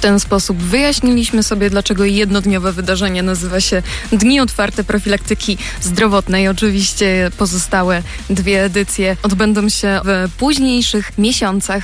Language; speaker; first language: Polish; native; Polish